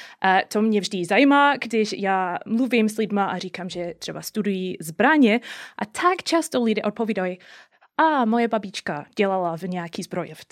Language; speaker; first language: Czech; non-native, fluent; English